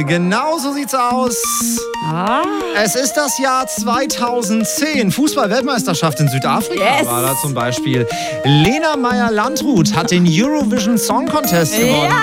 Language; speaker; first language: German; native; German